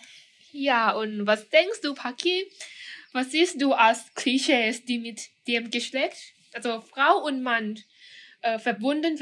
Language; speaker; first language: German; non-native, fluent; Thai